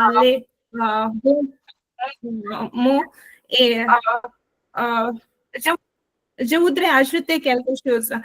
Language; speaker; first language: French; non-native, learner; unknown